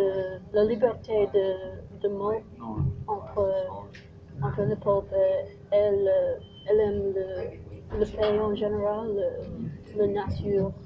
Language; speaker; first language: French; non-native, learner; English